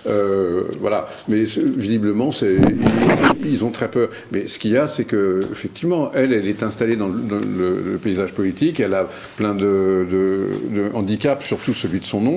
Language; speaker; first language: French; native; French